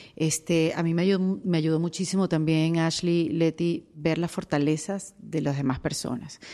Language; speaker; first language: Spanish; native; Spanish